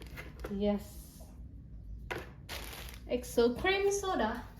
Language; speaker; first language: English; non-native, learner; Indonesian